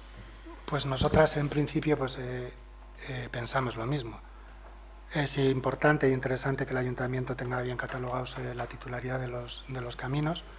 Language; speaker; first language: Spanish; non-native, local second language; Basque